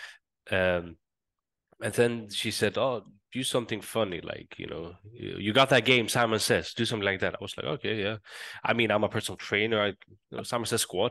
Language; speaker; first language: English; non-native, fluent; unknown